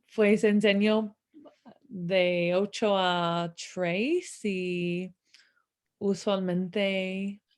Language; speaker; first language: Spanish; non-native, fluent; English